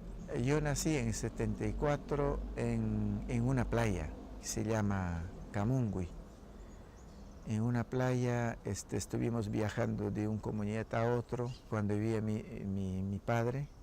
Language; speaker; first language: Spanish; non-native, local second language; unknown